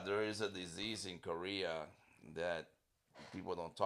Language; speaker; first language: English; non-native, fluent; Spanish